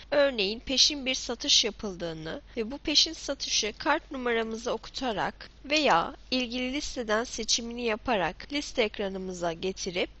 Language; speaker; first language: Turkish; native; Turkish